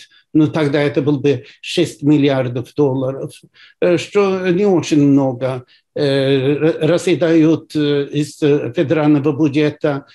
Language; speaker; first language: Russian; non-native, fluent; Swedish